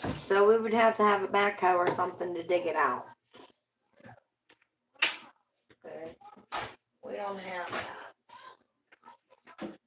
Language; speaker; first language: English; native; English